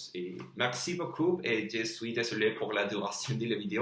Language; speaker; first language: French; non-native, learner; Spanish